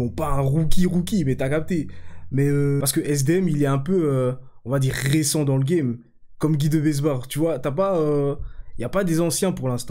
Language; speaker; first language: French; native; French